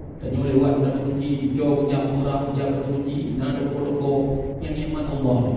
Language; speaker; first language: Malay; non-native, local second language; Achinese